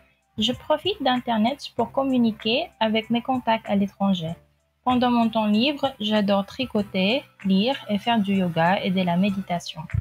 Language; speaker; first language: French; non-native, fluent; Filipino